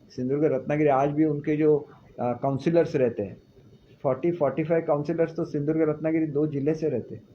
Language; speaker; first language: Hindi; non-native, local second language; Marathi